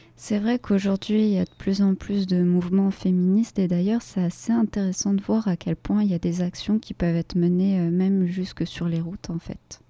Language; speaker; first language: French; native; French